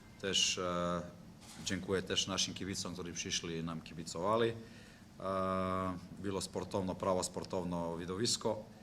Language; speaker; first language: Polish; non-native, learner; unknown